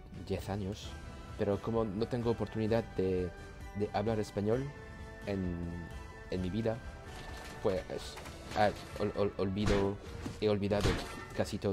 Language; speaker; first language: Spanish; non-native, learner; French